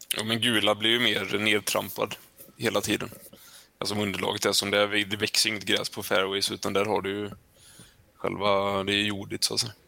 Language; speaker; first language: Swedish; native; Swedish